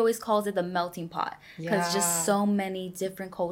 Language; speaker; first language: English; early bilingual, other home language; Spanish